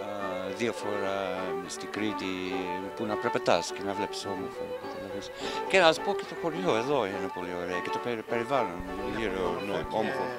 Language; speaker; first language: Greek; non-native, learner; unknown